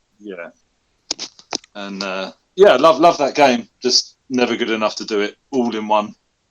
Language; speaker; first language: English; native; English